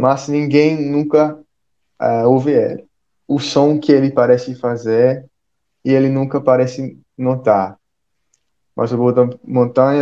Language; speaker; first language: Portuguese; non-native, fluent; English